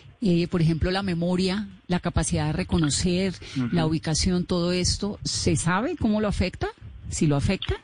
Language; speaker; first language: Spanish; native; Spanish